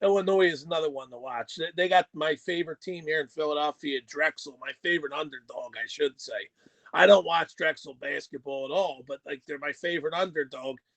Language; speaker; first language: English; native; English